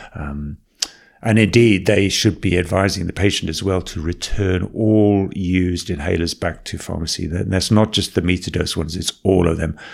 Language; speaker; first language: English; native; English